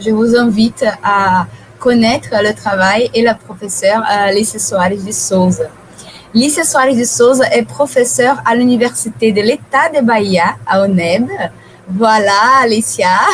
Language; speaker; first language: French; non-native, fluent; Portuguese